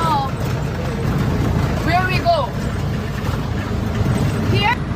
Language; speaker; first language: English; non-native, learner; Korean